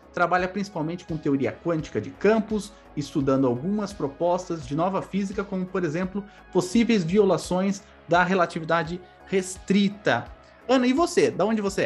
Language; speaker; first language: Portuguese; native; Portuguese